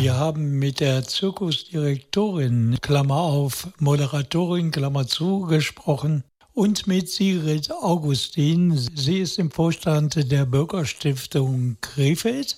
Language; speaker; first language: German; native; German